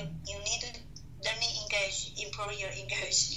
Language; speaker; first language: English; non-native, learner; Chinese